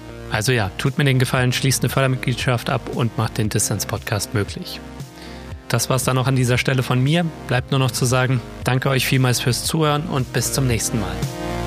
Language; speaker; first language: German; native; German